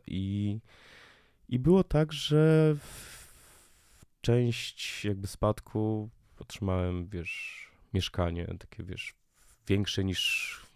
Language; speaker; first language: Polish; native; Polish